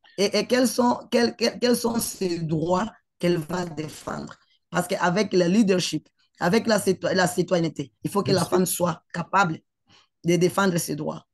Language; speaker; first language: French; non-native, local second language; Swahili